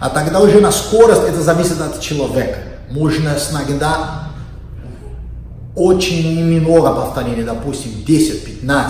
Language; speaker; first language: Russian; non-native, learner; Portuguese